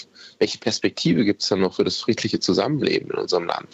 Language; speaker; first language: German; native; German